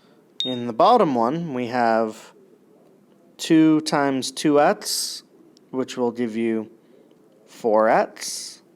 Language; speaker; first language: English; native; English